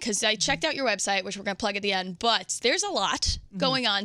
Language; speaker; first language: English; native; English